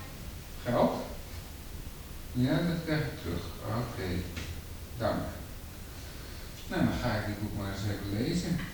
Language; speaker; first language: Dutch; native; Dutch